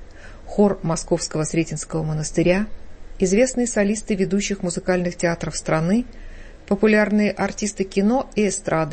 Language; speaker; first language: Russian; native; Russian